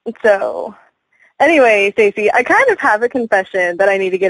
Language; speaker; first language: English; native; English